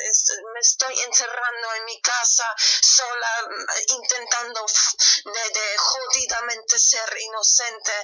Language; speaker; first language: Spanish; non-native, fluent; German